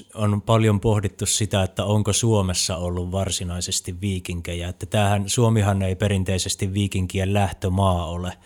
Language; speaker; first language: Finnish; native; Finnish